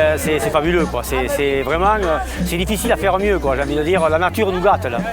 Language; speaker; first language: French; native; French